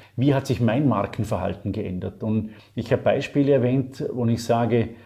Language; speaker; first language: German; native; German